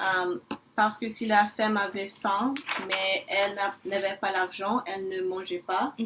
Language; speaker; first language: French; non-native, learner; English